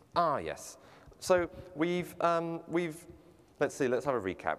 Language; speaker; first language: English; native; English